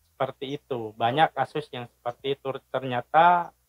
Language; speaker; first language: Indonesian; non-native, local second language; Madurese